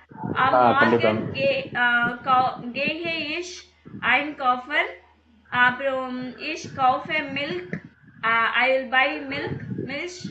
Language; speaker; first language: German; non-native, learner; Tamil